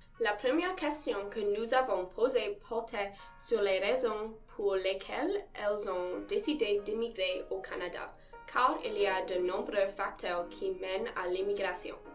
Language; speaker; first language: French; non-native, local second language; English